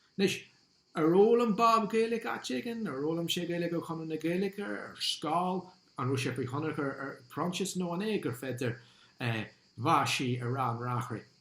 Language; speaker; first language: Irish; non-native, local second language; English